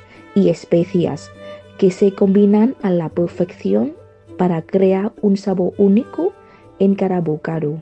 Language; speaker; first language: Spanish; non-native, fluent; Vietnamese